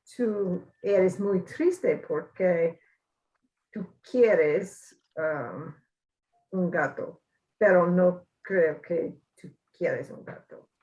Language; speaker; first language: Spanish; non-native, learner; English